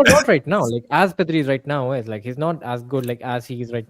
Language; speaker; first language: English; non-native, fluent; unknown